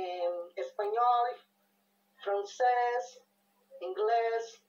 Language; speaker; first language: Spanish; non-native, learner; Portuguese